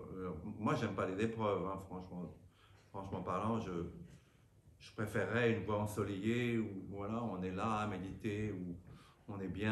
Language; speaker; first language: French; native; French